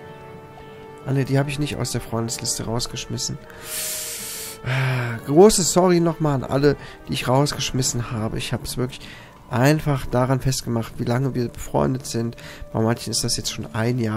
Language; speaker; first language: German; native; German